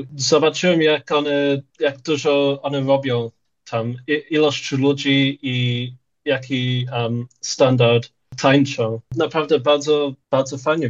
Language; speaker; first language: Polish; early bilingual, heritage; English